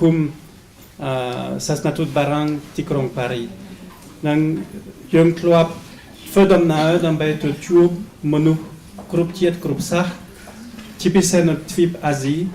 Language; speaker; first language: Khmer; non-native, fluent; French